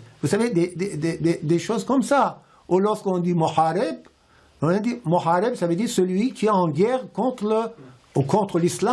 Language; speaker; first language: French; non-native, fluent; Persian